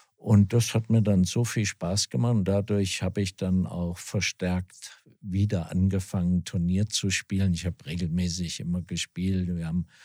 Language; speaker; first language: German; native; German